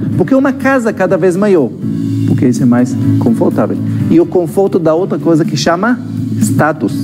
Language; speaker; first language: Portuguese; non-native, fluent; Hebrew